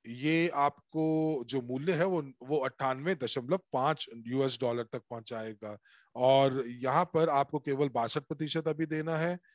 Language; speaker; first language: Hindi; native; Hindi